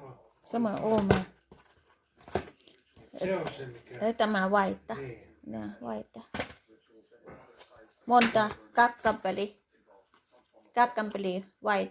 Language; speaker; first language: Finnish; non-native, learner; Thai